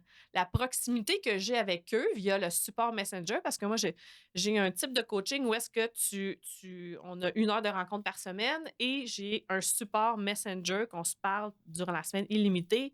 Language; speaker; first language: French; native; French